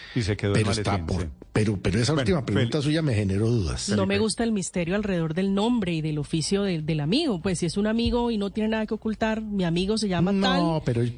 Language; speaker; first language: Spanish; native; Spanish